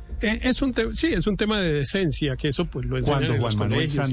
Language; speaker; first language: Spanish; native; Spanish